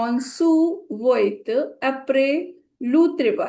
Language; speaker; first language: French; non-native, fluent; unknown